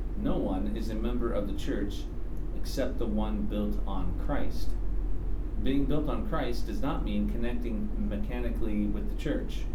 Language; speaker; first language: English; native; English